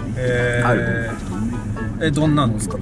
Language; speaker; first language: Japanese; native; Japanese